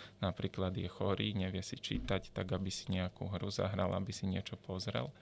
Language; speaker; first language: Slovak; native; Slovak